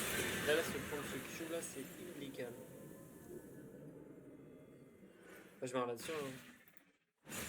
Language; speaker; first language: French; native; French